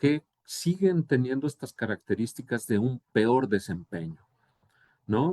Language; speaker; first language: Spanish; native; Spanish